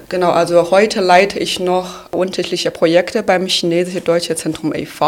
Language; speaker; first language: German; non-native, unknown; Chinese